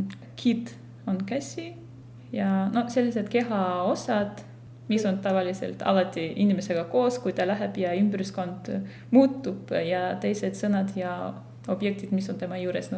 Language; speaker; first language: Estonian; non-native, fluent; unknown